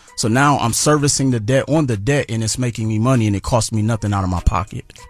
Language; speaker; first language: English; native; English